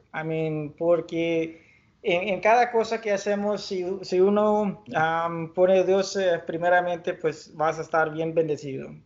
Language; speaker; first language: Spanish; early bilingual, heritage; Spanish